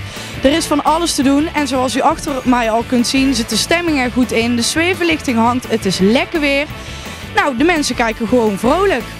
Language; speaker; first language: Dutch; native; Dutch